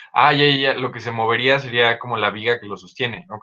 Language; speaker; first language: Spanish; native; Spanish